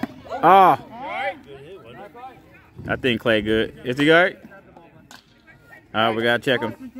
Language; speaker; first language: English; native; English